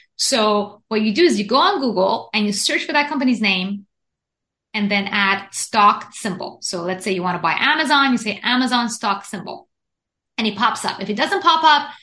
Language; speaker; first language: English; non-native, fluent; Persian